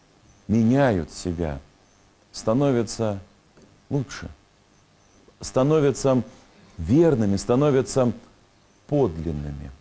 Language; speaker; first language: Russian; native; Russian